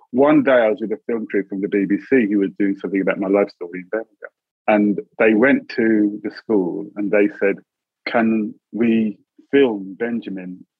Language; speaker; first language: English; native; English